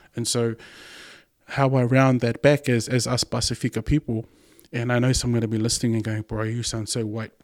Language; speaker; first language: English; non-native, local second language; Samoan